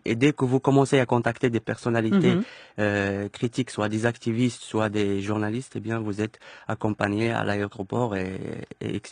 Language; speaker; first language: French; non-native, local second language; Arabic